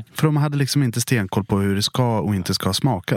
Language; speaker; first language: Swedish; native; Swedish